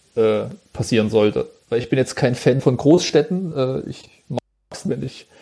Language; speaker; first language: German; native; German